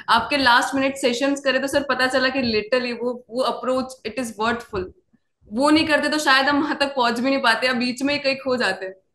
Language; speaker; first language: Hindi; native; Hindi